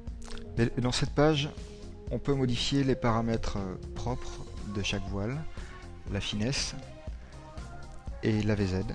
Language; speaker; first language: French; native; French